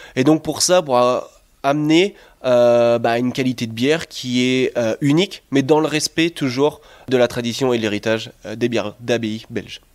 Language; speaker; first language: French; native; French